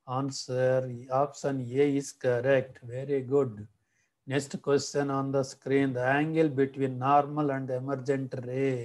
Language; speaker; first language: English; non-native, local second language; Telugu